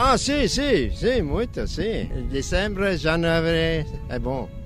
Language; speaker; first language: Portuguese; non-native, learner; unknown